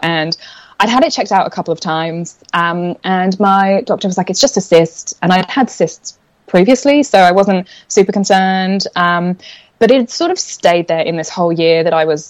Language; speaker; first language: English; native; English